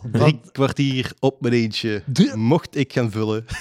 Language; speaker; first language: Dutch; native; Dutch